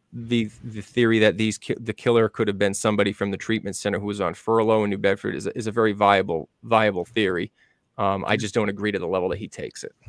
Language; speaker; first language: English; native; English